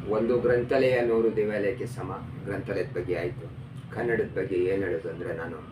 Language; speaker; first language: Kannada; non-native, local second language; Urdu